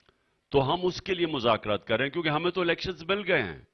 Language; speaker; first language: Urdu; native; Urdu